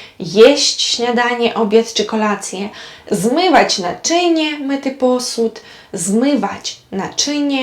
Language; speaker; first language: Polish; non-native, fluent; Ukrainian